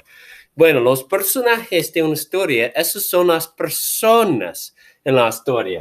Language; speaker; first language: Spanish; non-native, fluent; English